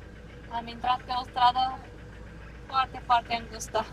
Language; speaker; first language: Romanian; non-native, fluent; Bulgarian